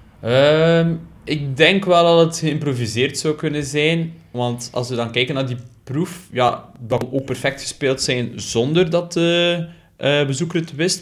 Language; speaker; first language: Dutch; native; Dutch